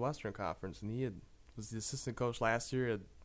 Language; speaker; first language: English; native; English